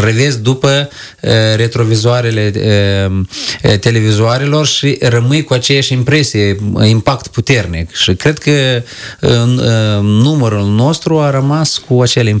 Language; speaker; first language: Romanian; native; Romanian